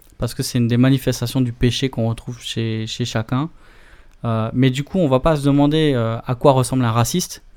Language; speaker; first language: French; native; French